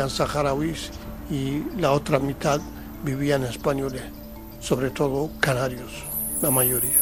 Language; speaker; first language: Spanish; non-native, local second language; Arabic